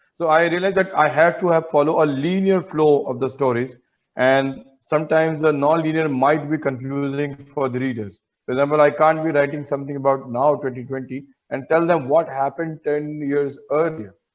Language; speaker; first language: English; non-native, local second language; Hindi